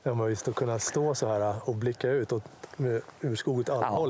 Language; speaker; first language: Swedish; native; Swedish